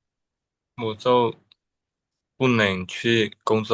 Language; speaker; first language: Chinese; non-native, learner; Burmese